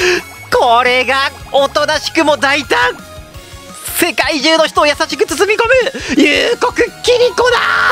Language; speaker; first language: Japanese; native; Japanese